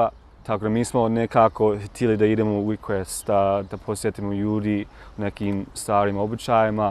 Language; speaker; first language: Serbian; non-native, learner; English